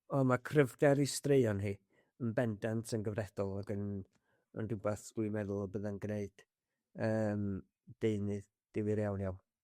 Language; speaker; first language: Welsh; native; Welsh